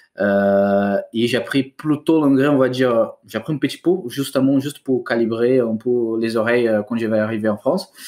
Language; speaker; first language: French; non-native, fluent; Portuguese